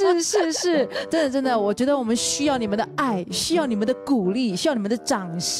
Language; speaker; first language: Chinese; native; Chinese